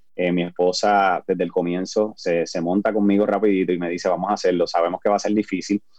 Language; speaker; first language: Spanish; native; Spanish